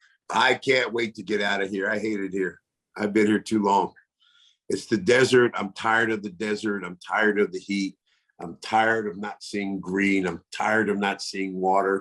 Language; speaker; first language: English; native; English